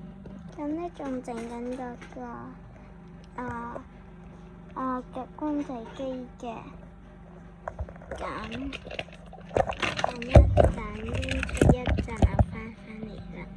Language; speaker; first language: Cantonese; native; Cantonese